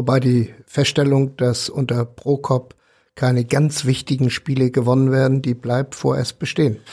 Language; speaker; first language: German; native; German